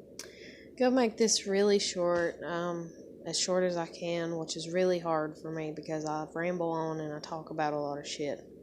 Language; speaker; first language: English; native; English